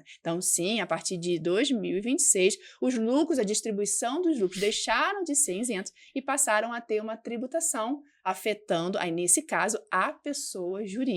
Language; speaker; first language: Portuguese; native; Portuguese